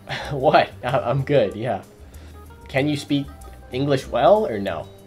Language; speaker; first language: English; native; English